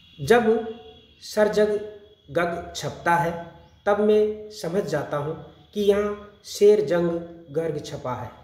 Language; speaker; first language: Hindi; native; Hindi